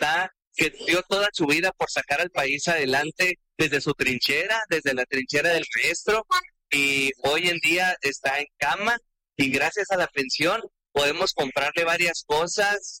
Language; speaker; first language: Spanish; native; Spanish